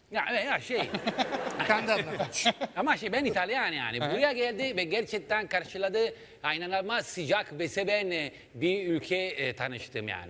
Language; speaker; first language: Turkish; non-native, fluent; Italian